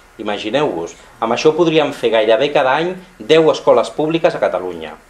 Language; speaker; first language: Catalan; non-native, local second language; Spanish